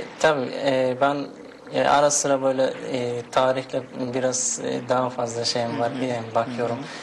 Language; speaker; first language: Turkish; non-native, fluent; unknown